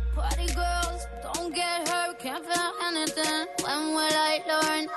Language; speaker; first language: Swedish; native; Swedish